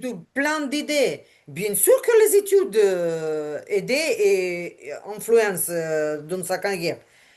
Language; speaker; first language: French; non-native, learner; Ukrainian